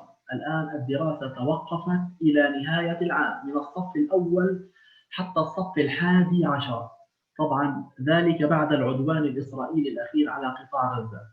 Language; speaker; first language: Arabic; native; Arabic